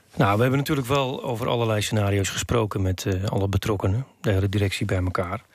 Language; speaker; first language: Dutch; native; Dutch